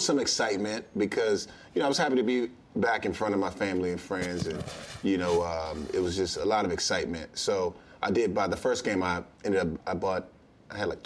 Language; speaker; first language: English; native; English